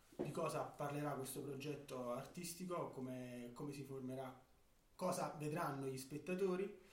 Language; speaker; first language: Italian; native; Italian